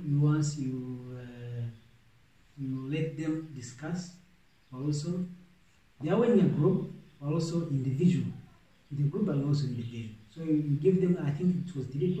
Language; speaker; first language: English; non-native, local second language; Swahili